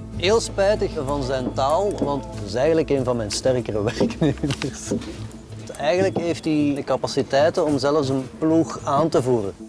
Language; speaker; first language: Dutch; native; Dutch